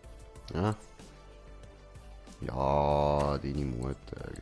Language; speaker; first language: German; native; German